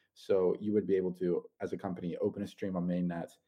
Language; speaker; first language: English; non-native, fluent; Italian